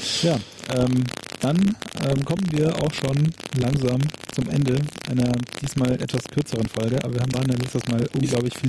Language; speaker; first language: German; native; German